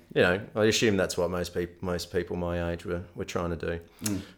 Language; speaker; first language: English; native; English